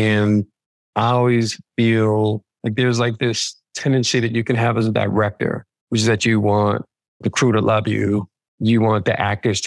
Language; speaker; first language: English; native; English